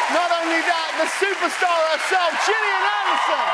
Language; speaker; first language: English; native; English